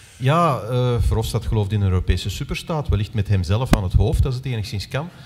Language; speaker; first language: Dutch; native; Dutch